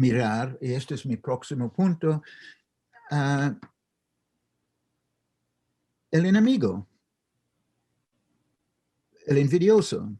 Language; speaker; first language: Spanish; non-native, fluent; English